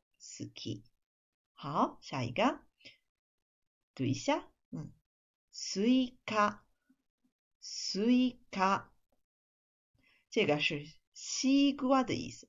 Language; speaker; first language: Chinese; non-native, fluent; Japanese